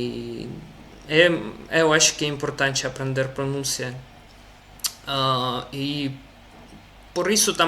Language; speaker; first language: Portuguese; non-native, learner; Russian